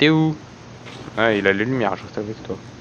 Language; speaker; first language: French; native; French